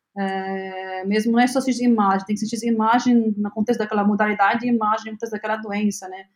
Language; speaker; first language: Portuguese; non-native, fluent; Arabic